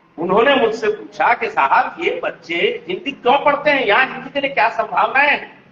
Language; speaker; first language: Hindi; native; Hindi